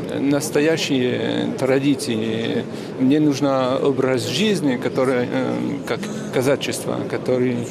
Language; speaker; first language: Russian; non-native, learner; French